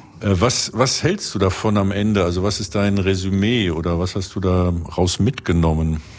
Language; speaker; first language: German; native; German